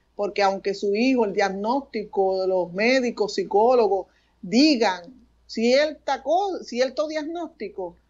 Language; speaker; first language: Spanish; native; Spanish